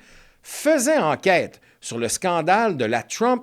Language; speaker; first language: French; native; French